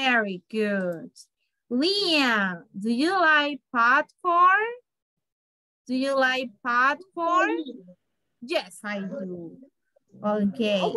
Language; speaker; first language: English; non-native, fluent; Spanish